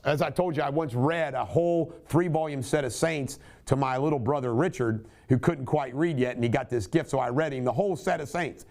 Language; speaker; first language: English; native; English